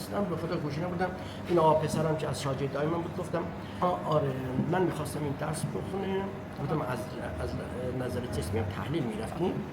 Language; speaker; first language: Persian; non-native, local second language; Azerbaijani